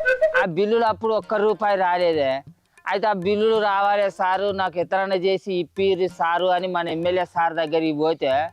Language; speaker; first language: Telugu; native; Telugu